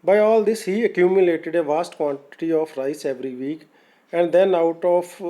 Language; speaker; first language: English; non-native, local second language; Punjabi